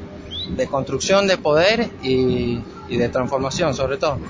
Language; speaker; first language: Spanish; native; Spanish